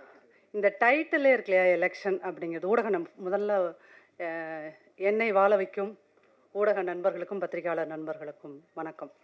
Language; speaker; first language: Tamil; native; Tamil